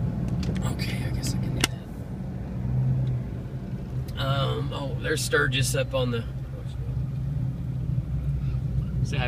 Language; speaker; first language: English; native; English